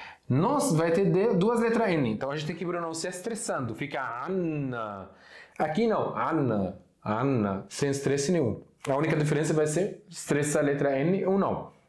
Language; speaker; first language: Portuguese; non-native, fluent; Arabic